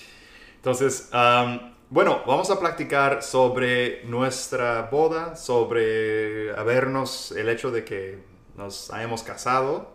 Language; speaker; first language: Spanish; non-native, fluent; English